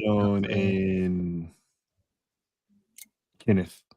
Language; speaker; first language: English; native; English